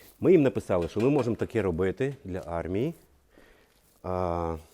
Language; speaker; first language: Ukrainian; non-native, local second language; Russian